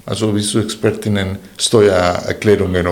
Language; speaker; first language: German; non-native, fluent; Spanish